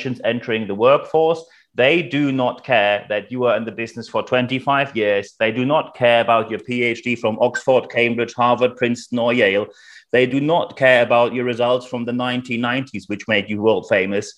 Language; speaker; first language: English; non-native, fluent; German